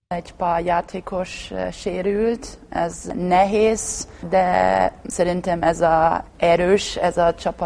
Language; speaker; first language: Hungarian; non-native, learner; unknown